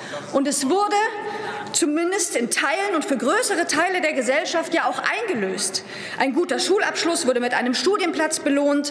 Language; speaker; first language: German; early bilingual, other home language; Turkish